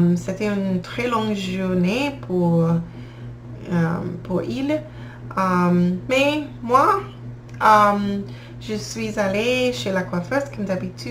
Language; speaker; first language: French; non-native, learner; English